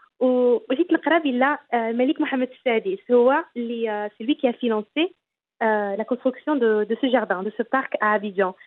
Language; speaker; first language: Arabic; early bilingual, heritage; Arabic